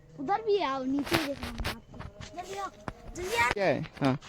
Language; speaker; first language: Hindi; non-native, local second language; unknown